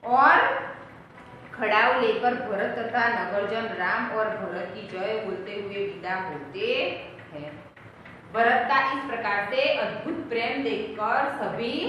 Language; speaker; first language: Hindi; non-native, local second language; Gujarati